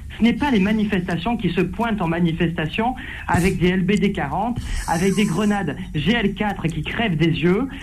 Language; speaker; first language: French; native; French